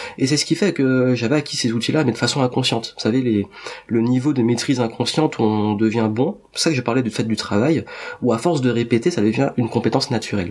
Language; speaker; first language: French; native; French